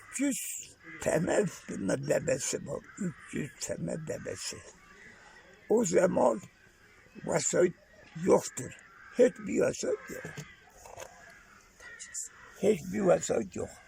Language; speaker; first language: Turkish; non-native, local second language; Kurdish